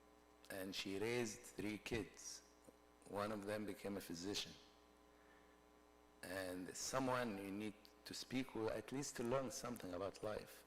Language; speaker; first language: English; non-native, fluent; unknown